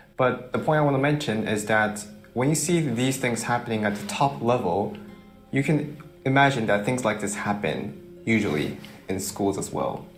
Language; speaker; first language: English; early bilingual, other home language; Japanese